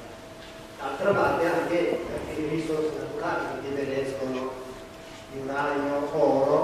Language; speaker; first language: Italian; non-native, learner; Tibetan